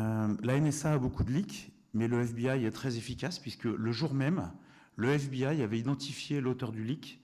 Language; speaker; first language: French; native; French